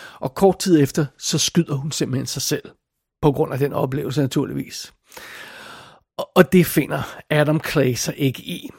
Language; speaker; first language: Danish; native; Danish